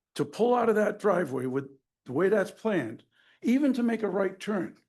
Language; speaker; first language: English; native; English